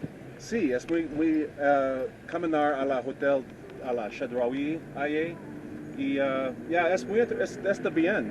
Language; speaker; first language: Spanish; non-native, learner; English